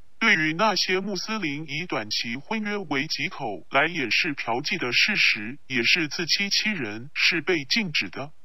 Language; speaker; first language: Chinese; non-native, local second language; Cantonese